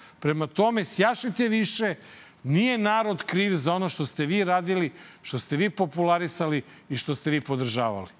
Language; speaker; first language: Serbian; native; Serbian